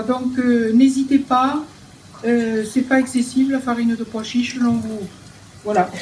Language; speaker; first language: French; native; French